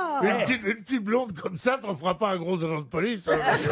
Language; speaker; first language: French; native; French